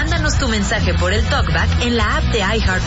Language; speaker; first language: Spanish; native; Spanish